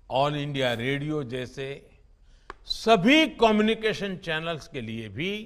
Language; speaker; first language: Hindi; non-native, local second language; Gujarati